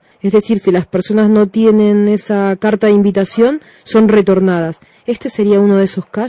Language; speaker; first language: Spanish; native; Spanish